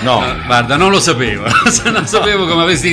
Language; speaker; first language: Italian; native; Italian